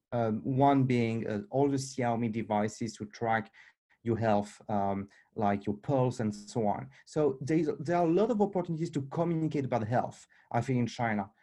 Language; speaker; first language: English; non-native, fluent; French